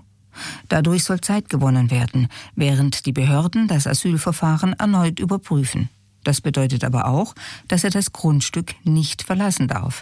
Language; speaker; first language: German; native; German